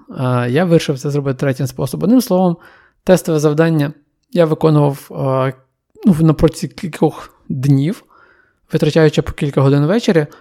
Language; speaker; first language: Ukrainian; native; Ukrainian